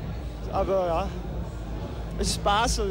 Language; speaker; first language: German; non-native, learner; Dutch